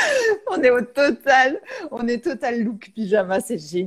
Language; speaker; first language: French; native; French